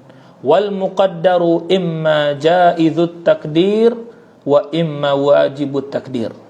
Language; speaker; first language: Arabic; non-native, fluent; Malay